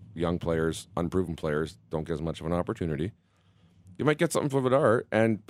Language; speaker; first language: English; native; English